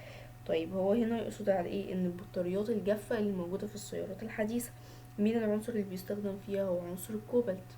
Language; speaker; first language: Arabic; native; Arabic